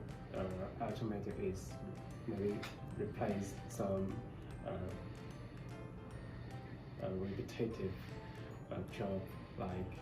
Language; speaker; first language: English; non-native, learner; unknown